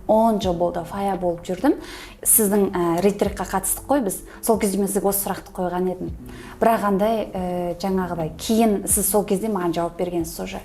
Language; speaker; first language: Kazakh; early bilingual, heritage; Kazakh